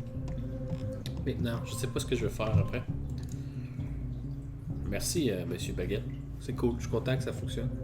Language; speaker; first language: French; native; French